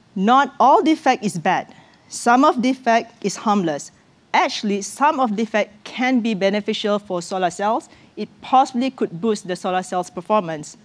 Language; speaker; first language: English; non-native, local second language; Malay